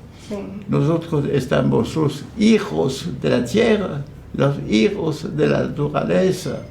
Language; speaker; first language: Spanish; non-native, fluent; French